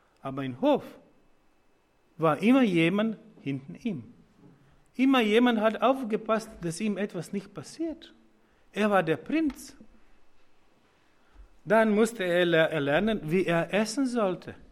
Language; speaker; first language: German; non-native, learner; Croatian